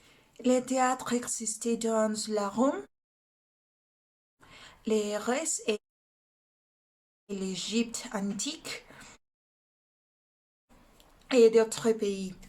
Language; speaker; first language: French; non-native, learner; Spanish